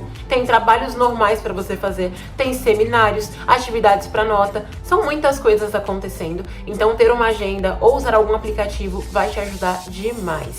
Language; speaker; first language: Portuguese; native; Portuguese